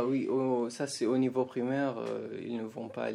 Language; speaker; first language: French; non-native, fluent; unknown